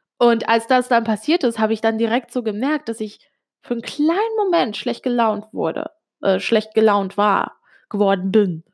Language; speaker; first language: German; early bilingual, other home language; Italian